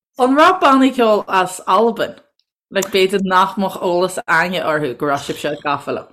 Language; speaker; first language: Irish; native; Irish